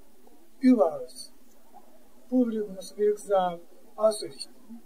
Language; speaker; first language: German; non-native, fluent; Japanese